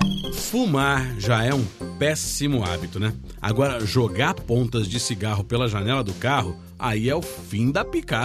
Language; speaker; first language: Portuguese; native; Portuguese